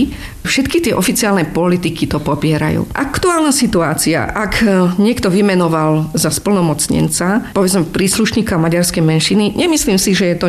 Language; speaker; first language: Slovak; non-native, local second language; Romany